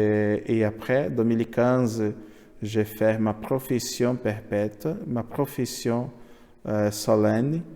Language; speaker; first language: French; non-native, learner; Portuguese